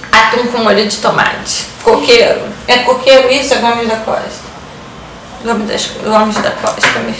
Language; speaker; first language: Portuguese; native; Portuguese